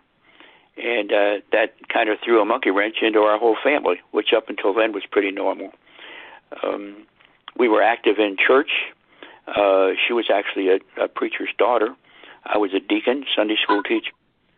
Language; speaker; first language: English; native; English